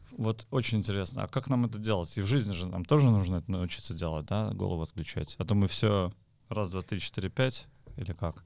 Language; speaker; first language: Russian; native; Russian